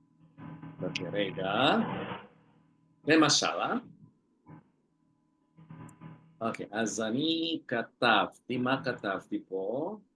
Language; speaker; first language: Hebrew; non-native, fluent; Indonesian